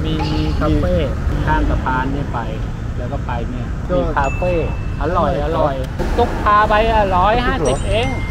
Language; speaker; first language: Thai; native; Thai